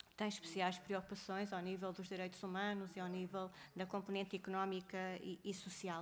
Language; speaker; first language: Portuguese; native; Portuguese